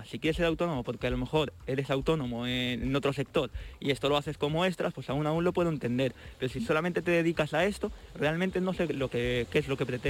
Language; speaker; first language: Spanish; native; Spanish